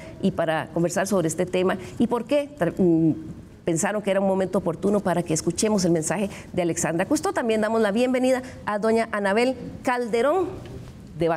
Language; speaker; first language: Spanish; native; Spanish